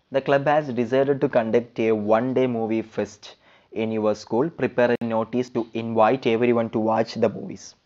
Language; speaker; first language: English; non-native, local second language; Malayalam